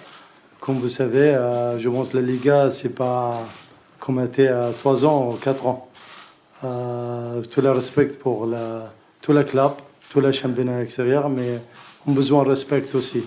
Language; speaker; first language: French; non-native, learner; Arabic